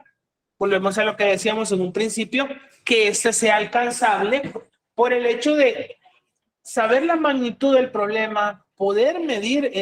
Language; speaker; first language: Spanish; native; Spanish